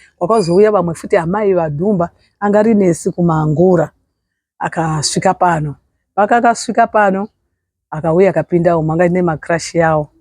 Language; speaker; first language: Shona; non-native, local second language; Nyanja